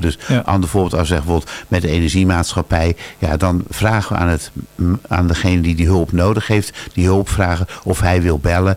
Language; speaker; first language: Dutch; native; Dutch